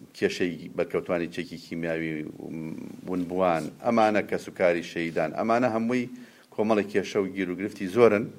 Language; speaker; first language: Central Kurdish; native; Central Kurdish